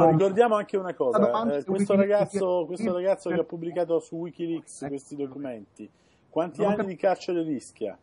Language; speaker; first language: Italian; native; Italian